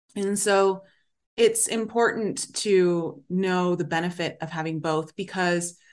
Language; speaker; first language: English; native; English